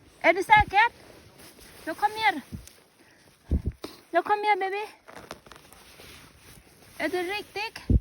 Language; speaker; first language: Swedish; non-native, learner; Thai